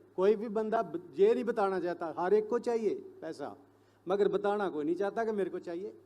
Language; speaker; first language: Hindi; non-native, local second language; Punjabi